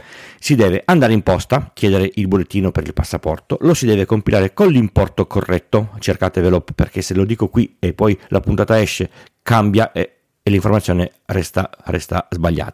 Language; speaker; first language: Italian; native; Italian